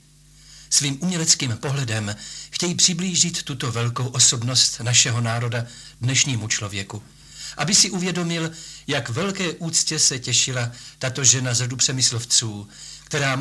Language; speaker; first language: Czech; native; Czech